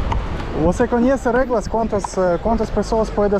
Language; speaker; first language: Portuguese; non-native, learner; Russian